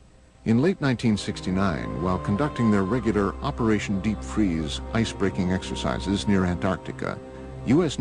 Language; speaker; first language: English; native; English